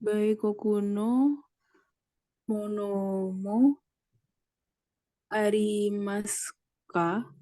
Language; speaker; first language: Japanese; non-native, learner; Indonesian